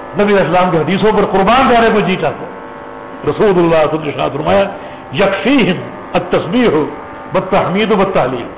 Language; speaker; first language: Urdu; native; Urdu